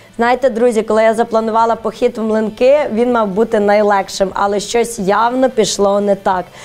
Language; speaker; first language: Ukrainian; native; Ukrainian